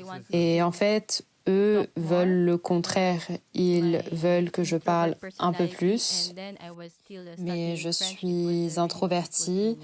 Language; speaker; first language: French; non-native, fluent; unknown